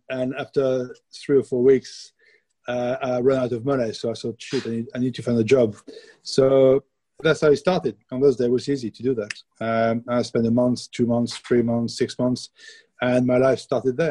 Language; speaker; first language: English; non-native, fluent; French